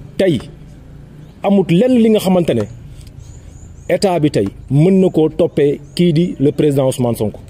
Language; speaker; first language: Wolof; non-native, local second language; Jola-Fonyi